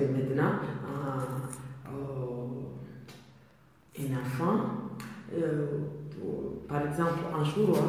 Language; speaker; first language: French; non-native, learner; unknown